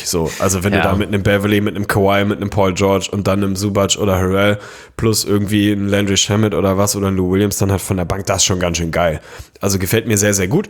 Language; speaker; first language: German; native; German